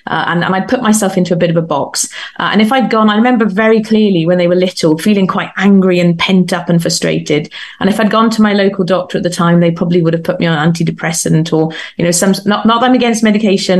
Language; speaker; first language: English; native; English